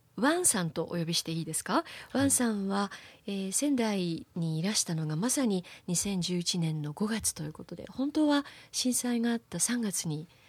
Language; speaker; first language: Japanese; native; Japanese